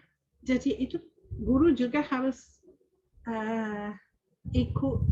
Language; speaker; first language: Indonesian; non-native, fluent; English